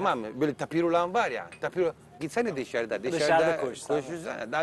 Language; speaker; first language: Turkish; non-native, learner; Italian